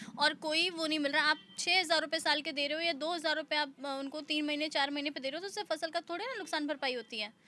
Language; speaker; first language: Hindi; native; Hindi